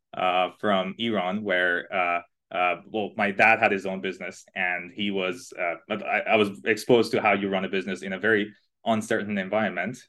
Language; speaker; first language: English; non-native, fluent; Persian